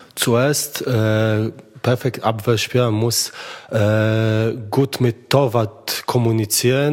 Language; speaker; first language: German; non-native, learner; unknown